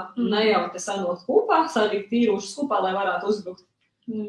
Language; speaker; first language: Latvian; early bilingual, other home language; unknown